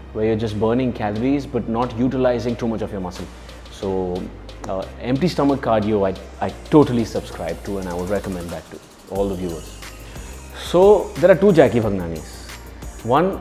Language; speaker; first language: English; non-native, local second language; Hindi